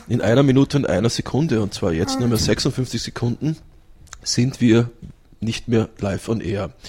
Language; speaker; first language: German; native; German